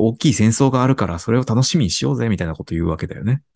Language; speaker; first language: Japanese; native; Japanese